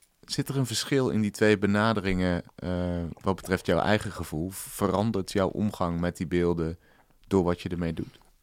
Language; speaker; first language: Dutch; native; Dutch